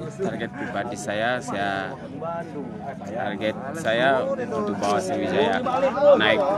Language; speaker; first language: Indonesian; non-native, learner; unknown